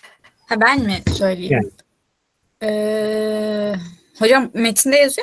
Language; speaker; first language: Turkish; native; Turkish